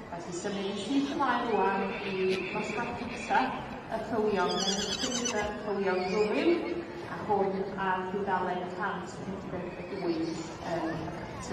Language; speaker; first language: Welsh; native; Welsh